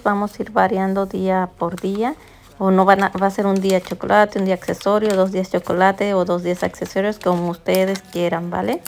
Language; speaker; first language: Spanish; native; Spanish